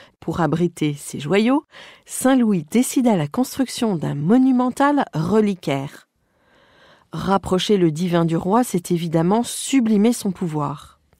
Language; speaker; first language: French; native; French